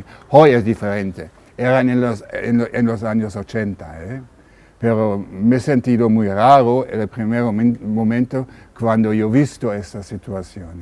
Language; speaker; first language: Spanish; non-native, learner; German